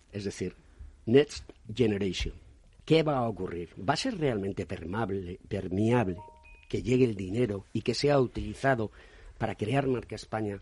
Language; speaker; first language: Spanish; native; Spanish